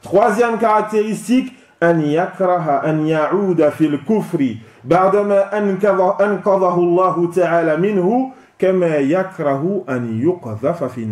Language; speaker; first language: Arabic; non-native, fluent; French